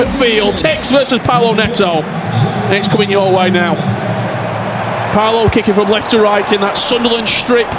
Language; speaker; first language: English; native; English